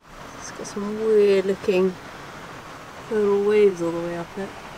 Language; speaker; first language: English; native; English